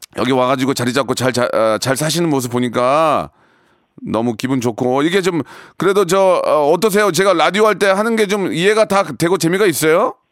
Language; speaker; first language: Korean; native; Korean